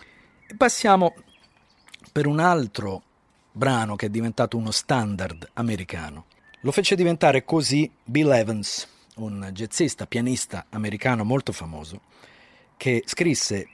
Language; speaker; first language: Italian; native; Italian